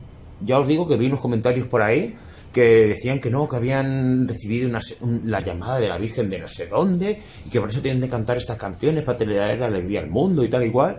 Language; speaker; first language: Spanish; native; Spanish